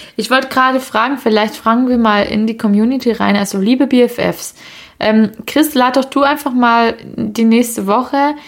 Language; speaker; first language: German; native; German